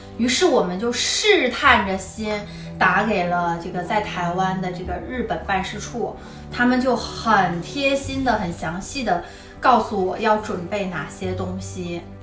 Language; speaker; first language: Chinese; native; Chinese